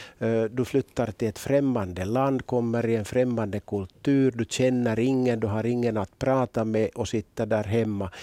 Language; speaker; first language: Swedish; native; Swedish